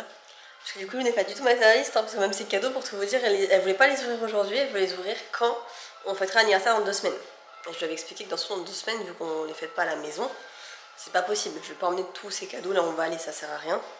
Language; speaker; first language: French; native; French